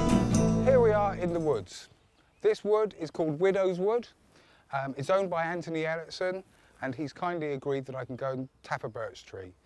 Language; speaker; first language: English; native; English